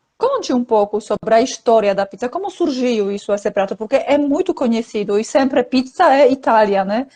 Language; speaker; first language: Portuguese; non-native, fluent; Polish